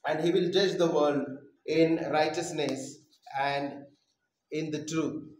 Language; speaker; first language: English; non-native, local second language; Marathi